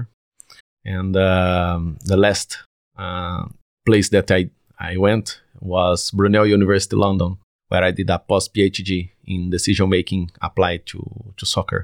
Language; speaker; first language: English; non-native, learner; Portuguese